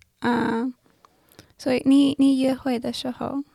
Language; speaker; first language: Chinese; non-native, learner; English